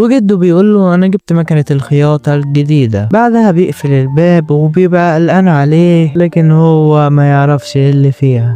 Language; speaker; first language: Arabic; native; Arabic